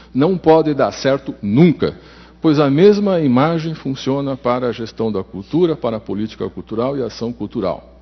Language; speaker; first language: Portuguese; native; Portuguese